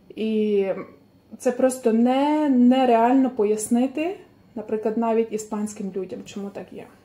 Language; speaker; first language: Ukrainian; native; Ukrainian